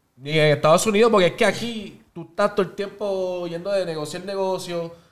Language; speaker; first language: Spanish; native; Spanish